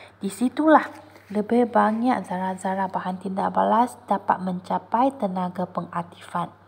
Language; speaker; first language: Malay; non-native, local second language; Chinese